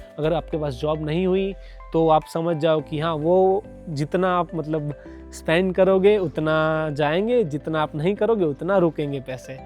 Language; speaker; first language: Hindi; non-native, local second language; Gujarati